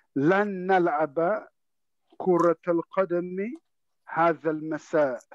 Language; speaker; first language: Arabic; non-native, learner; English